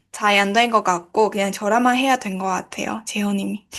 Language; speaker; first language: Korean; non-native, learner; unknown